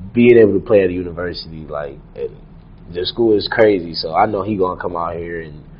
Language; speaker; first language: English; native; English